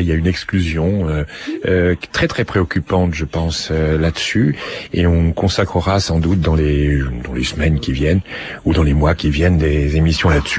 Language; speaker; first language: French; native; French